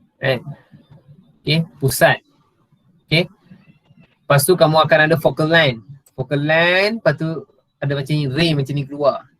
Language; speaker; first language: Malay; non-native, local second language; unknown